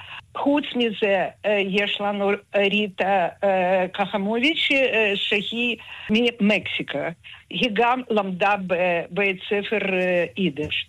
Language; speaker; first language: Hebrew; non-native, fluent; Russian